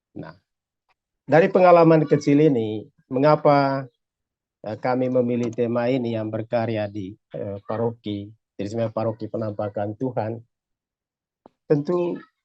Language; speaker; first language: Indonesian; native; Indonesian